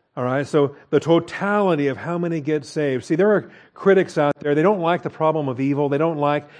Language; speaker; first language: English; native; English